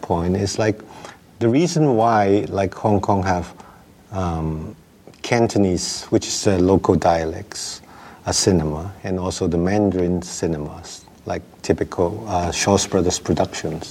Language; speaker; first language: English; non-native, local second language; Wu Chinese